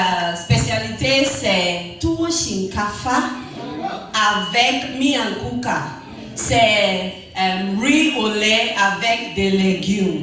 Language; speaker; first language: French; non-native, learner; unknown